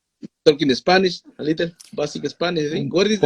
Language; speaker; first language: English; non-native, learner; Spanish